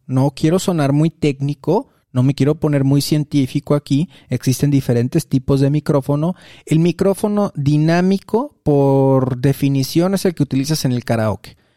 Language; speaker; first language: Spanish; native; Spanish